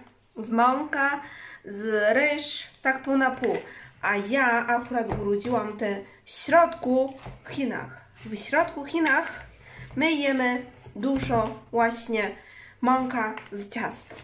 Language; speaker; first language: Polish; non-native, learner; Chinese